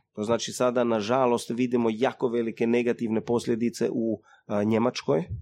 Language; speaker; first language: Croatian; early bilingual, heritage; Croatian